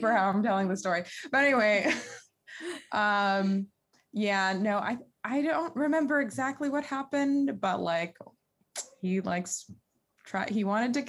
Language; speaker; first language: English; native; English